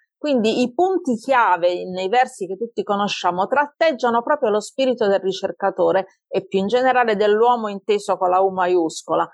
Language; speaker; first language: Italian; native; Italian